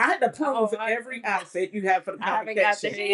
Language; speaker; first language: English; native; English